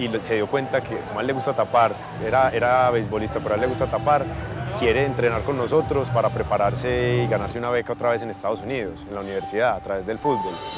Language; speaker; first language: Spanish; native; Spanish